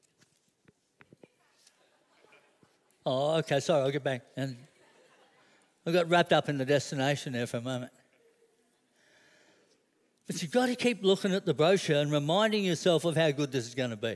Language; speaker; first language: English; native; English